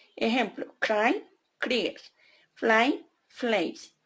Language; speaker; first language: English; non-native, learner; Spanish